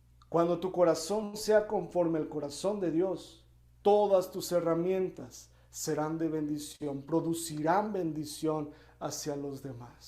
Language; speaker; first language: Spanish; native; Spanish